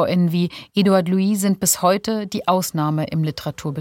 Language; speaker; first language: German; native; German